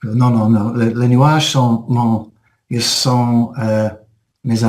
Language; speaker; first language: French; non-native, fluent; English